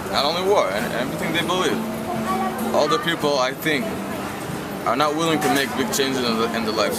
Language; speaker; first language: English; non-native, fluent; Hebrew